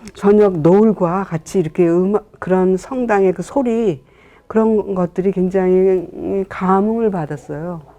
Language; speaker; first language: Korean; native; Korean